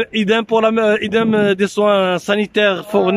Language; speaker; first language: French; non-native, local second language; Arabic